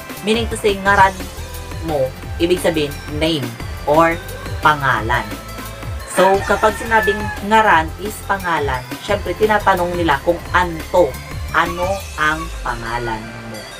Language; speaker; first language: Filipino; non-native, local second language; Pangasinan